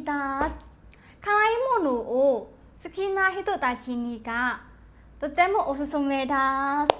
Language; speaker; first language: Japanese; non-native, learner; Burmese